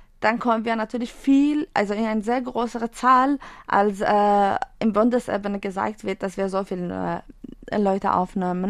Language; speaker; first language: German; non-native, fluent; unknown